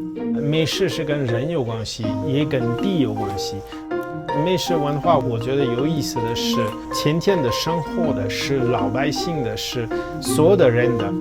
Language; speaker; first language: Chinese; non-native, fluent; French